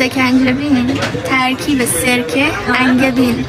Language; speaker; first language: Persian; native; Persian